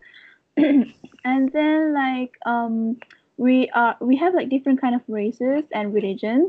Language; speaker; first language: English; non-native, local second language; Malay